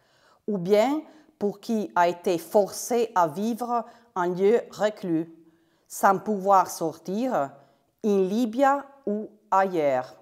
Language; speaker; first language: French; non-native, fluent; Italian